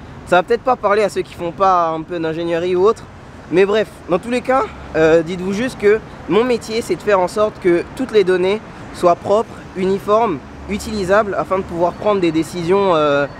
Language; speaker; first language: French; native; French